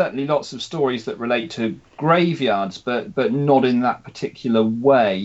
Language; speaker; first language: English; native; English